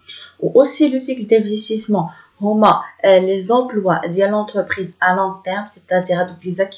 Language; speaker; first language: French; non-native, local second language; Arabic